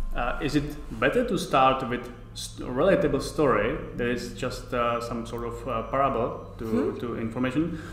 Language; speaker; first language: English; non-native, fluent; Czech